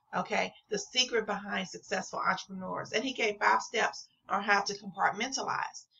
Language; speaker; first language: English; native; English